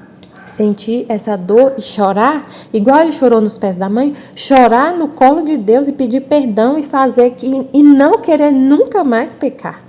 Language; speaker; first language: Portuguese; native; Portuguese